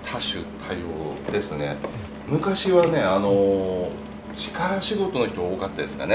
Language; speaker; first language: Japanese; native; Japanese